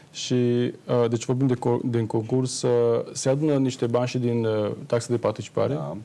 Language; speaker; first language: Romanian; non-native, local second language; Hungarian